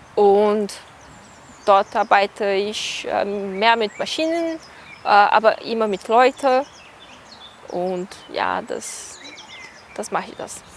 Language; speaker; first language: German; non-native, fluent; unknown